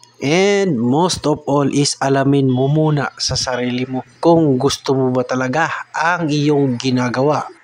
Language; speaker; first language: Filipino; non-native, local second language; Cebuano